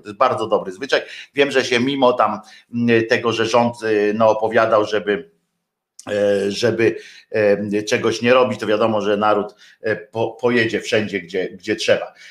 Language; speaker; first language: Polish; native; Polish